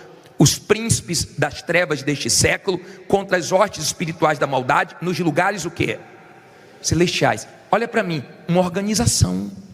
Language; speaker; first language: Portuguese; native; Portuguese